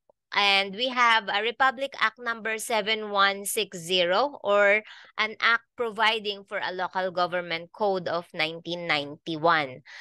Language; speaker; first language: English; non-native, local second language; Filipino